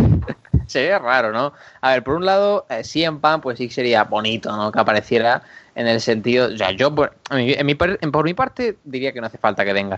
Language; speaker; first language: Spanish; native; Spanish